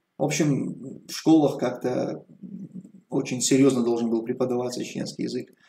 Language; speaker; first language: Russian; non-native, local second language; Chechen